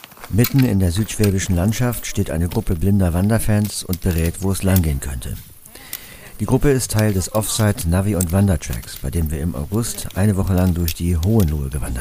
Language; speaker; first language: German; native; German